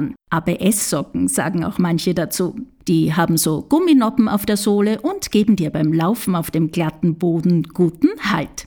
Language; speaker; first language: German; native; German